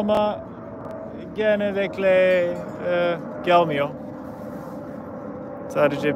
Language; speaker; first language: Turkish; non-native, learner; English